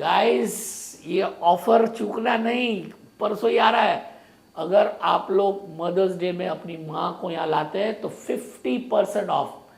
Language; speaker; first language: Hindi; non-native, local second language; Marathi